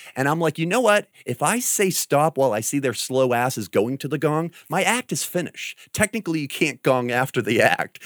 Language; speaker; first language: English; native; English